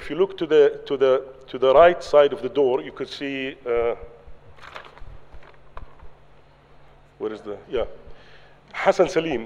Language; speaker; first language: English; non-native, learner; Arabic